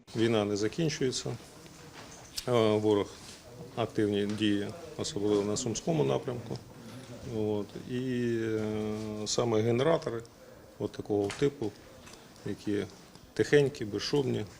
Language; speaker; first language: Ukrainian; native; Ukrainian